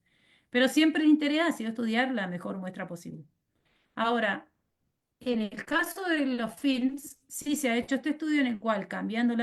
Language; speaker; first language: Spanish; native; Spanish